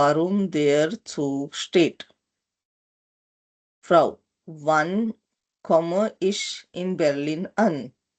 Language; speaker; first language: German; non-native, learner; Hindi